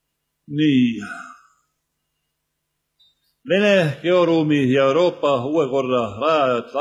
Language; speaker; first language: Estonian; native; Estonian